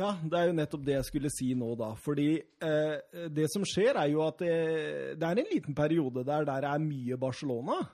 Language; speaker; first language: Norwegian; native; Norwegian